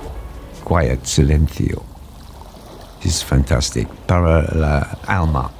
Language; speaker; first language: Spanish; non-native, learner; English